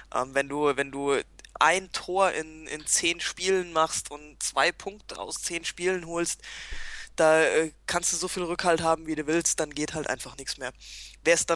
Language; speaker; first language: German; native; German